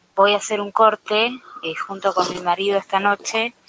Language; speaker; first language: Spanish; native; Spanish